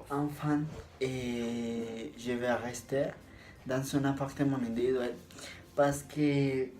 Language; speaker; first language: French; non-native, learner; Spanish